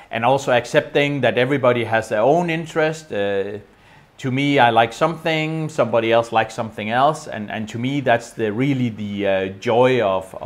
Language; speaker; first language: English; non-native, fluent; Danish